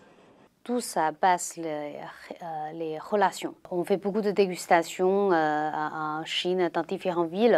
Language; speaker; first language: French; non-native, learner; Chinese